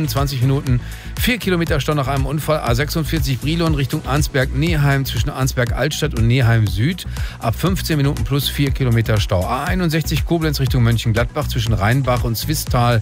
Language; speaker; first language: German; native; German